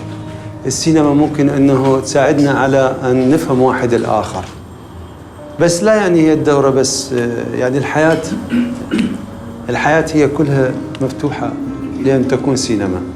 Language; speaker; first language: Arabic; native; Arabic